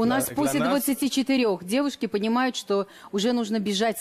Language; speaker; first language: Russian; native; Russian